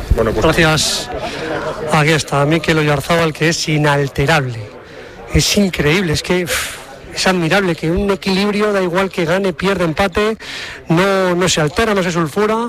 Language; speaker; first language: Spanish; native; Spanish